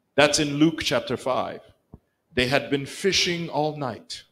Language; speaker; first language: English; non-native, local second language; Kinyarwanda